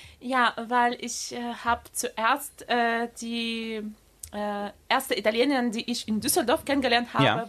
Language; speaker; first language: German; non-native, fluent; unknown